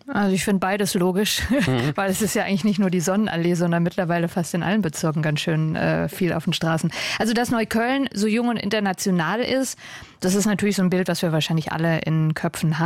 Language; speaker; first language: German; native; German